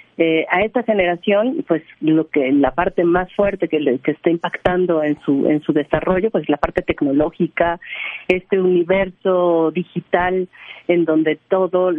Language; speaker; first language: Spanish; native; Spanish